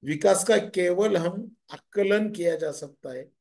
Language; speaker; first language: Hindi; non-native, local second language; Marathi